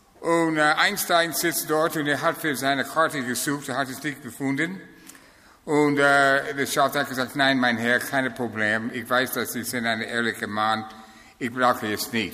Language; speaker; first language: German; non-native, fluent; English